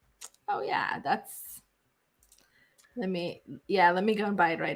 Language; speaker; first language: English; native; English